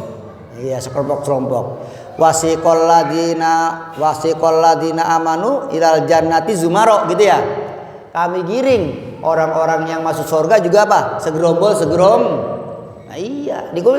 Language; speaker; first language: Malay; native; Malay